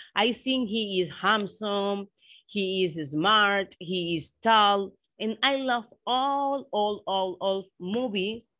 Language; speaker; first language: English; non-native, learner; Spanish